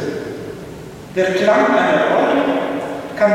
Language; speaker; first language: German; native; German